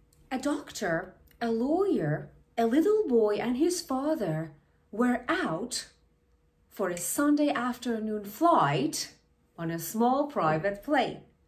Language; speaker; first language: English; non-native, fluent; Persian